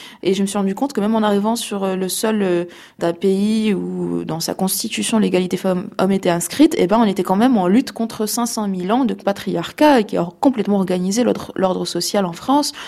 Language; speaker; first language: French; non-native, local second language; Arabic